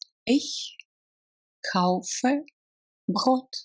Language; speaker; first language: German; non-native, fluent; Russian